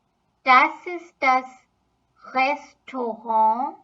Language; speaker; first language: German; non-native, fluent; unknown